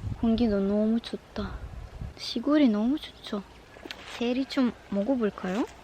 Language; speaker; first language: Korean; non-native, fluent; Russian